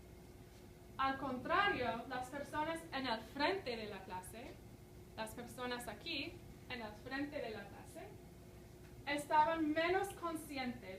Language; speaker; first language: Spanish; non-native, fluent; English